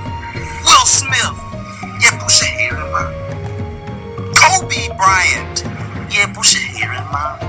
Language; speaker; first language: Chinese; non-native, fluent; English